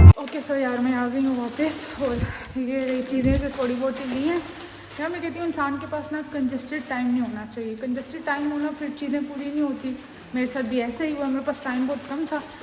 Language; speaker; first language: Urdu; native; Urdu